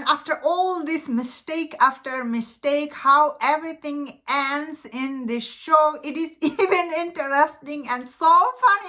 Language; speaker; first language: English; non-native, fluent; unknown